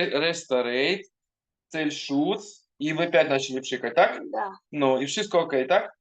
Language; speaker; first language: Ukrainian; non-native, local second language; Russian